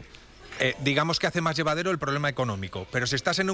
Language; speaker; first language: Spanish; native; Spanish